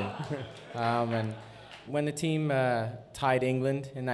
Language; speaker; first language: English; native; English